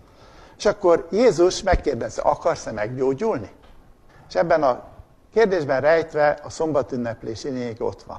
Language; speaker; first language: Hungarian; native; Hungarian